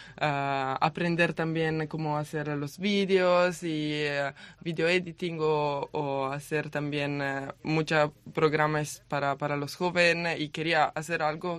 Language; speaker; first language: Spanish; non-native, learner; Italian